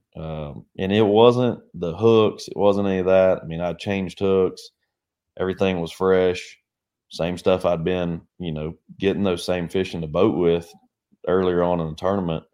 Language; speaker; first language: English; native; English